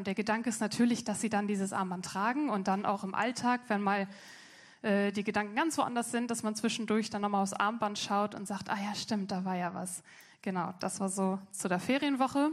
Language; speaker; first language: German; native; German